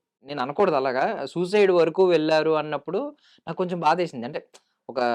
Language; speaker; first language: Telugu; native; Telugu